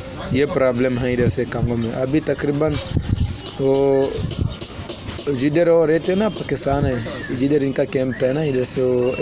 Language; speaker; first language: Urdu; non-native, learner; Swahili